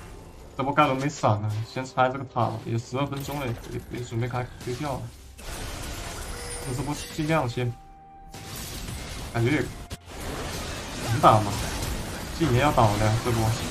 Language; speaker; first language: Chinese; native; Chinese